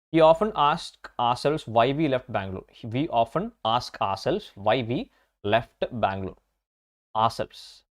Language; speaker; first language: English; non-native, local second language; Malayalam